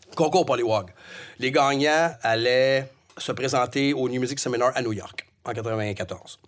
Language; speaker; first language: French; native; French